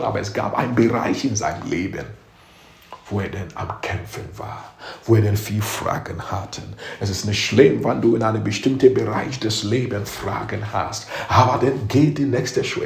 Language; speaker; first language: German; non-native, fluent; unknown